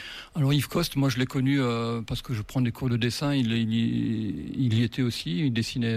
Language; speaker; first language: French; native; French